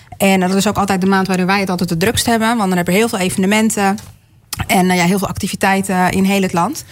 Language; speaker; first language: Dutch; native; Dutch